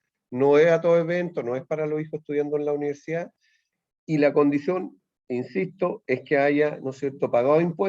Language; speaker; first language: Spanish; native; Spanish